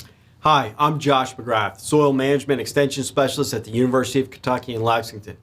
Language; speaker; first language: English; native; English